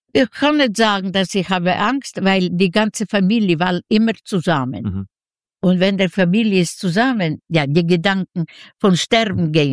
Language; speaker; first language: German; non-native, fluent; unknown